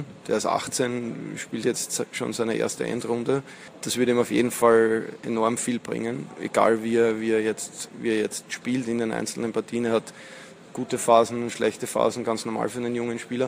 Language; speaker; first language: German; native; German